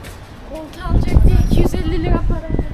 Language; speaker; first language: Turkish; native; Turkish